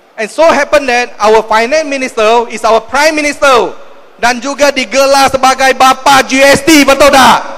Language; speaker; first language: English; non-native, local second language; Chinese